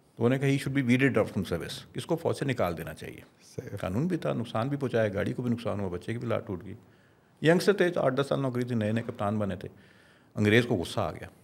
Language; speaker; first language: Urdu; non-native, local second language; Punjabi